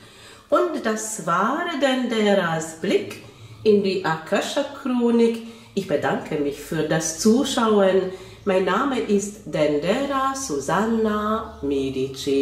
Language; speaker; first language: German; non-native, fluent; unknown